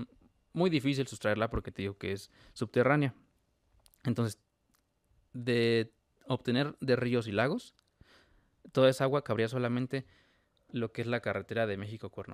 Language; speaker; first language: Spanish; native; Spanish